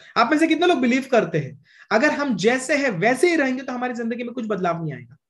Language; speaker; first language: Hindi; non-native, local second language; Marathi